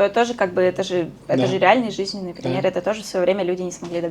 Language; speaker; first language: Russian; native; Russian